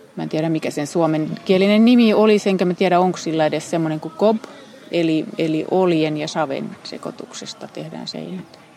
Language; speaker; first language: Finnish; native; Finnish